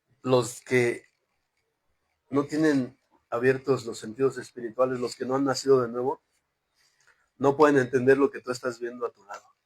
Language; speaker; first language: Spanish; native; Spanish